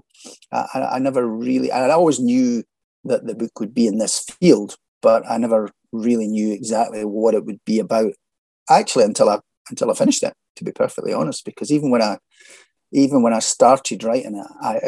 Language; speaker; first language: English; native; English